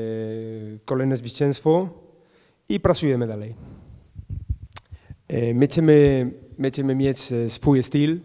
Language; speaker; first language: Polish; non-native, fluent; Spanish